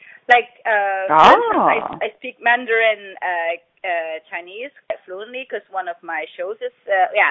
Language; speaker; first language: English; non-native, fluent; Dutch